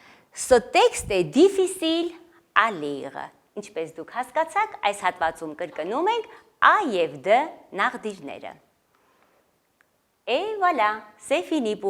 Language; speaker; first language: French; non-native, fluent; Armenian